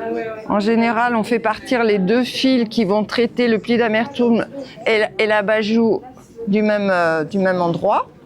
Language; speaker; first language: French; native; French